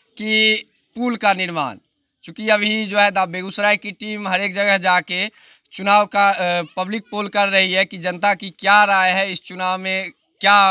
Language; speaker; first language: Hindi; native; Hindi